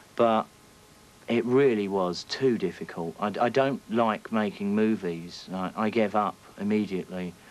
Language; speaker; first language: English; native; English